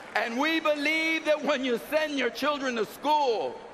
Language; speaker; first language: English; early bilingual, other home language; Spanish